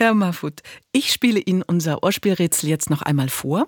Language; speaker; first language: German; native; German